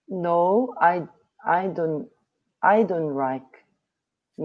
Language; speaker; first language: English; non-native, learner; Korean